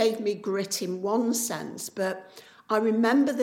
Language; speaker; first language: English; native; English